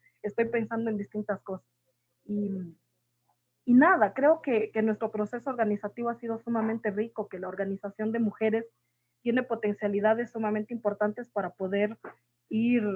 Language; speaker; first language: Spanish; native; Spanish